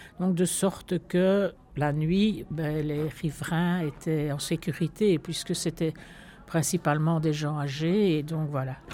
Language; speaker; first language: French; native; French